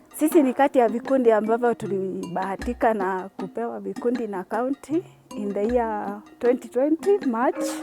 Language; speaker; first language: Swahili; non-native, local second language; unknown